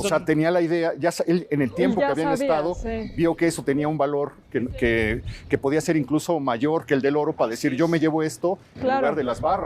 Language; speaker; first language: Spanish; native; Spanish